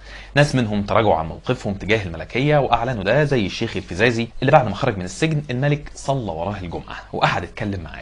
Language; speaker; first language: Arabic; native; Arabic